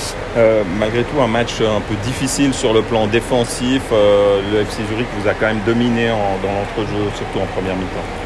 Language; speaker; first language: French; native; French